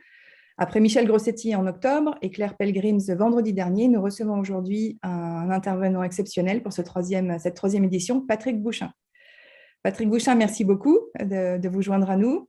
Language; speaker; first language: French; native; French